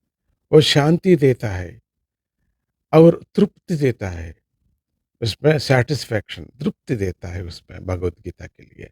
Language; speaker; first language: Hindi; non-native, local second language; Kannada